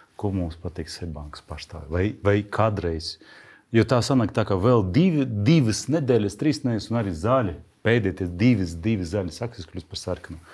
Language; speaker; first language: Latvian; non-native, local second language; Russian